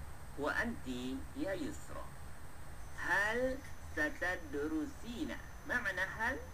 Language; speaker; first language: Arabic; non-native, fluent; Malay